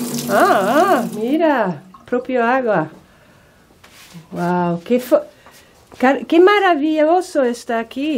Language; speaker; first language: Spanish; non-native, fluent; Swedish